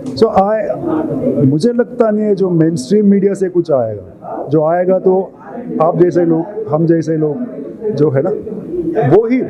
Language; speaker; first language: Hindi; non-native, local second language; Malayalam